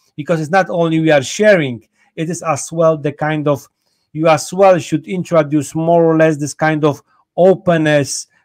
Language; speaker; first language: English; non-native, fluent; Polish